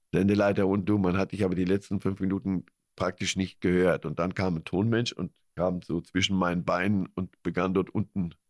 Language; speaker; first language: German; early bilingual, other home language; Polish